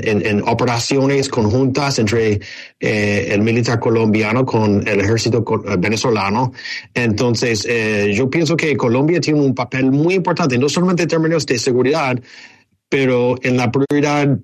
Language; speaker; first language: Spanish; non-native, fluent; English